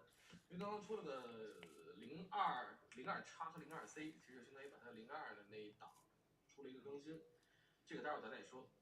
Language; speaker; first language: Chinese; native; Chinese